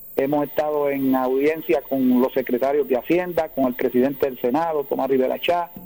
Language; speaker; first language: Spanish; native; Spanish